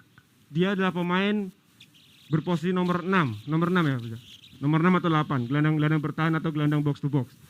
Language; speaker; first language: Indonesian; native; Indonesian